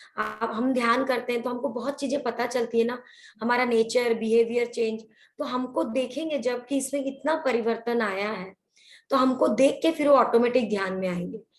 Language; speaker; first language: Hindi; non-native, local second language; Odia